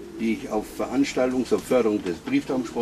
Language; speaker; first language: German; native; German